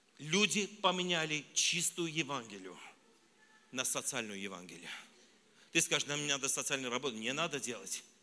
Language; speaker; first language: Russian; non-native, local second language; Armenian